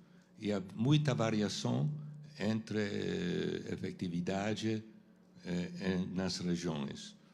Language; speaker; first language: Portuguese; non-native, fluent; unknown